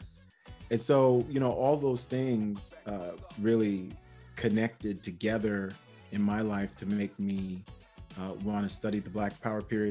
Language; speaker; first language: English; native; English